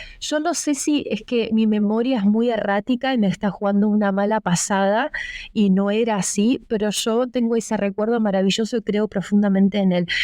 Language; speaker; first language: Spanish; early bilingual, other home language; Russian